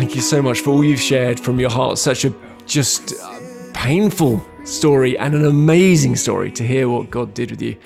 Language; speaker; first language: English; native; English